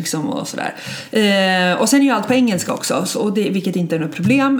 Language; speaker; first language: Swedish; native; Swedish